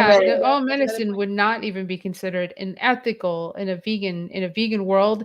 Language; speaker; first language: English; native; English